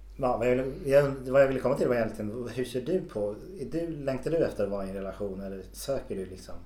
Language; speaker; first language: Swedish; native; Swedish